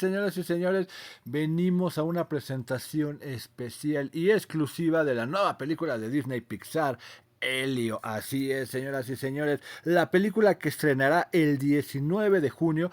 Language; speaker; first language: Spanish; native; Spanish